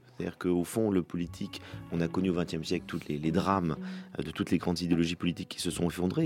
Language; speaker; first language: French; native; French